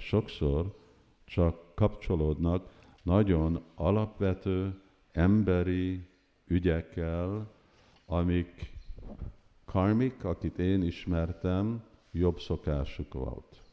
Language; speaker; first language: Hungarian; early bilingual, heritage; Hungarian